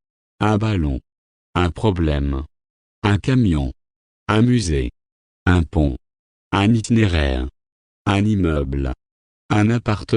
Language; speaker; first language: French; non-native, fluent; Arabic